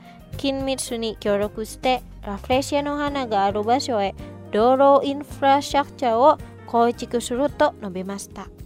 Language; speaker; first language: Japanese; non-native, fluent; Indonesian